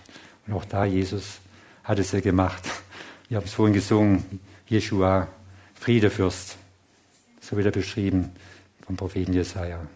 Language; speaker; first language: German; non-native, fluent; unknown